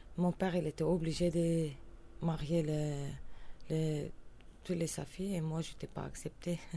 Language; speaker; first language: French; non-native, learner; Kurdish